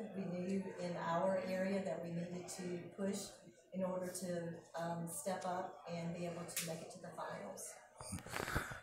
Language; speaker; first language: English; native; English